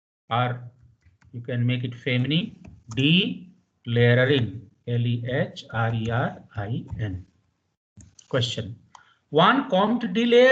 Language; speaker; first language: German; non-native, fluent; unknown